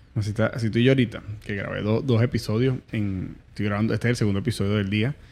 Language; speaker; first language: Spanish; native; Spanish